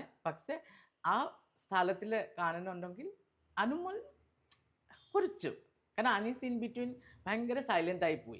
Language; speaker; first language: Malayalam; non-native, local second language; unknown